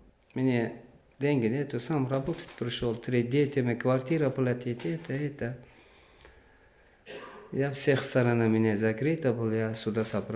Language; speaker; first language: Russian; non-native, learner; Uzbek